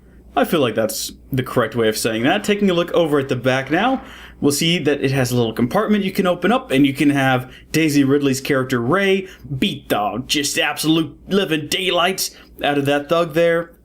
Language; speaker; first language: English; native; English